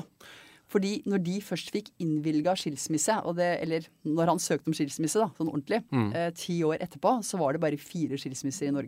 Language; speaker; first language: Norwegian; native; Norwegian